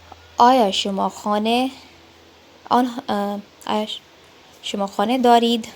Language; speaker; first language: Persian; non-native, learner; Urdu